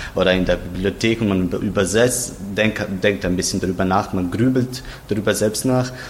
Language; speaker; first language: German; non-native, fluent; Croatian